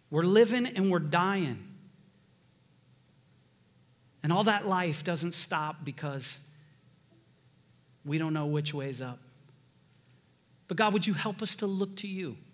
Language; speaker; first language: English; native; English